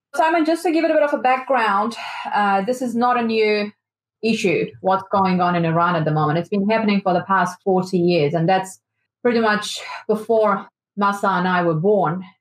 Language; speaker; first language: English; non-native, fluent; Persian